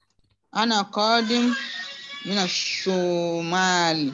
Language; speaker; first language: Arabic; non-native, learner; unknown